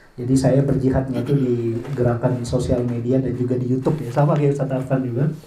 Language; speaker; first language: Indonesian; non-native, local second language; Madurese